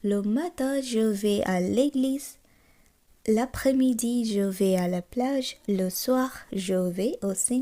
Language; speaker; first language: French; non-native, fluent; Bangla